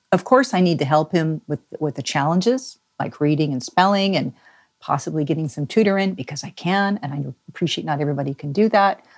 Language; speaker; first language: English; native; English